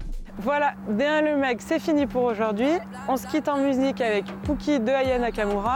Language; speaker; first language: French; native; French